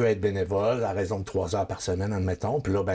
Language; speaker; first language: French; native; French